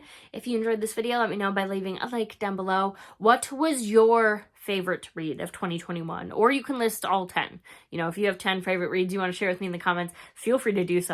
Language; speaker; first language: English; native; English